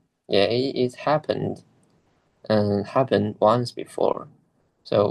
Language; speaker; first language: English; non-native, learner; Chinese